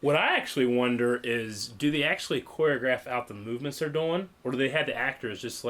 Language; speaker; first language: English; native; English